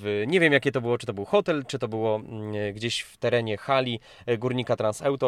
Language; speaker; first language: Polish; native; Polish